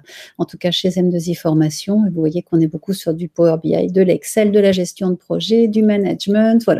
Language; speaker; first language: French; native; French